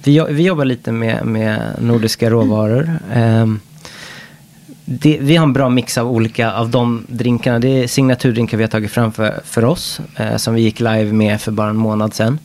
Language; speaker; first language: Swedish; non-native, fluent; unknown